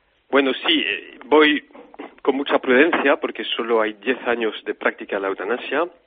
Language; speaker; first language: Spanish; non-native, fluent; French